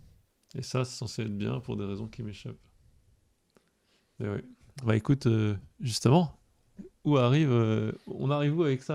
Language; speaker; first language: French; native; French